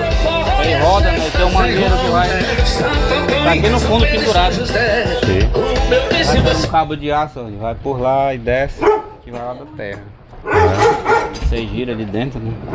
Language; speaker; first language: Portuguese; native; Portuguese